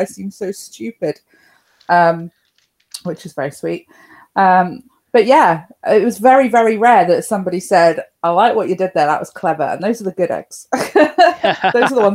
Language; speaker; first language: English; native; English